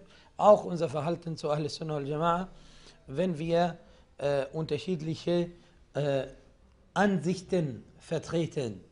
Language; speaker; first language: German; non-native, fluent; Arabic